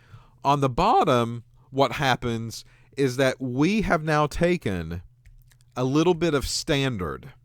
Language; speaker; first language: English; native; English